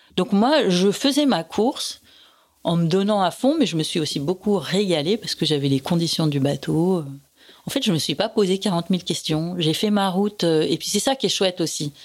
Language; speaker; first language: French; native; French